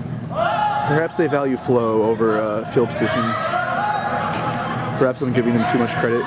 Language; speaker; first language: English; native; English